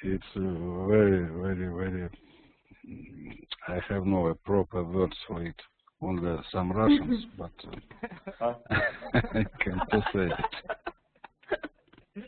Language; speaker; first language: English; non-native, learner; Russian